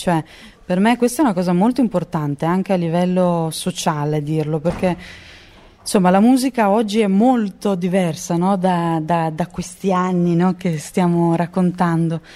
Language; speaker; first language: Italian; non-native, fluent; Portuguese